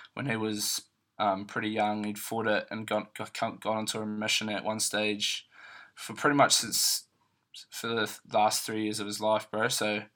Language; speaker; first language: English; native; English